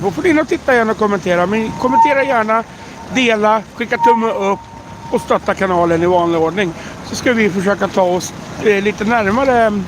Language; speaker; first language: Swedish; native; Swedish